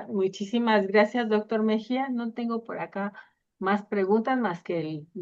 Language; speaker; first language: Spanish; native; Spanish